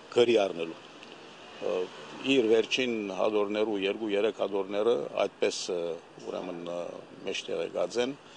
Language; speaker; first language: Armenian; early bilingual, heritage; Armenian